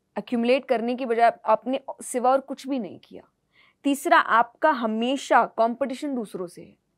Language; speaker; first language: Hindi; native; Hindi